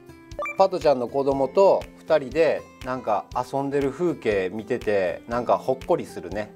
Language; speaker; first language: Japanese; native; Japanese